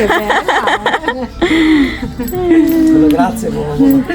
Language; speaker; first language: Italian; non-native, learner; Bangla